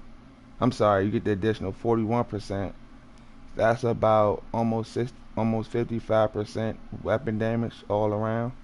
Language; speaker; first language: English; native; English